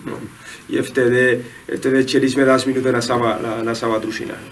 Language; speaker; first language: Polish; non-native, learner; Spanish